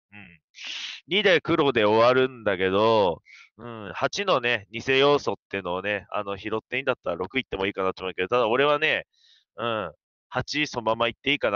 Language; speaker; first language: Japanese; native; Japanese